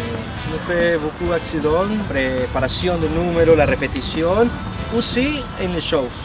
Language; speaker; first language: French; non-native, learner; Spanish